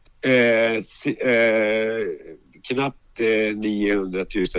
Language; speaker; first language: Swedish; native; Swedish